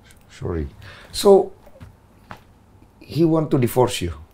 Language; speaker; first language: English; non-native, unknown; Indonesian